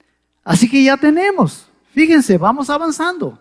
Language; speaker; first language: Spanish; native; Spanish